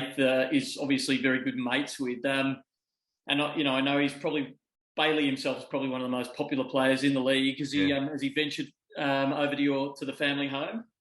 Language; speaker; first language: English; native; English